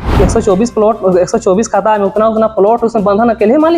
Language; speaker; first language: Hindi; native; Hindi